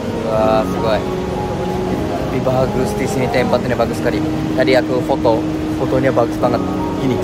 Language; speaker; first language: Indonesian; non-native, fluent; Japanese